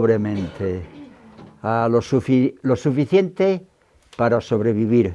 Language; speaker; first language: Spanish; native; Spanish